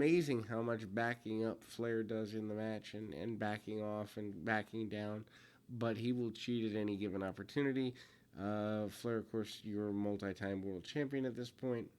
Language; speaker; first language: English; native; English